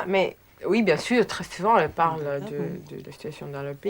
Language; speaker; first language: French; non-native, fluent; Russian